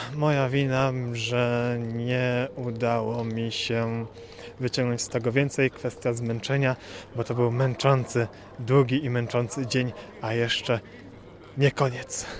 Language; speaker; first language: Polish; native; Polish